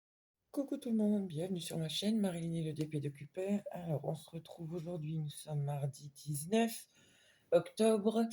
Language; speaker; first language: French; native; French